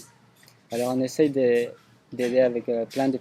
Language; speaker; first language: French; non-native, fluent; Spanish